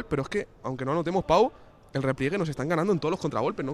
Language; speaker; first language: Spanish; native; Spanish